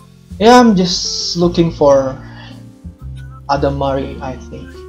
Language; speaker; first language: English; non-native, learner; Indonesian